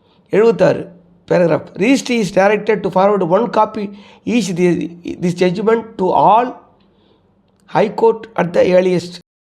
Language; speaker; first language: English; non-native, local second language; Tamil